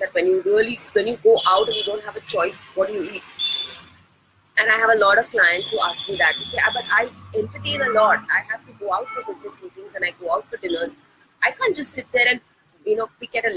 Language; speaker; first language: English; non-native, local second language; Hindi